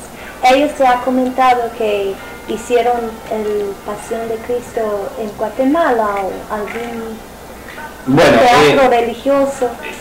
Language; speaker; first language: Spanish; non-native, fluent; English